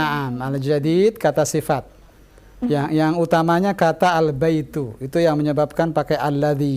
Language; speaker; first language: Indonesian; native; Indonesian